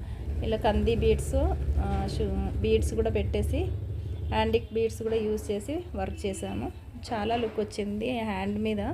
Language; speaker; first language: Telugu; native; Telugu